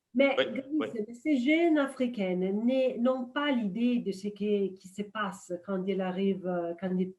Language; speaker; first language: French; non-native, fluent; Italian